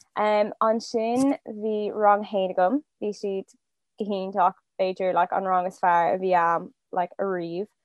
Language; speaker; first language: Irish; non-native, local second language; English